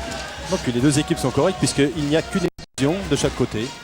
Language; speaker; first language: French; native; French